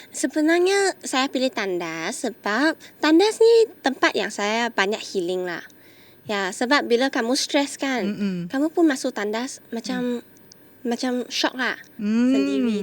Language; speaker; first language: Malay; non-native, local second language; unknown